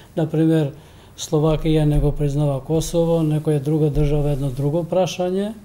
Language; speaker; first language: Macedonian; non-native, local second language; Albanian